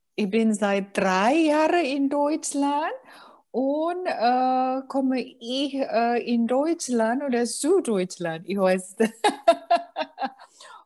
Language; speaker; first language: German; non-native, learner; Indonesian